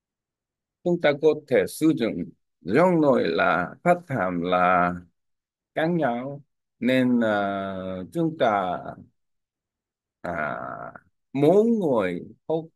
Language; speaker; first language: Vietnamese; non-native, learner; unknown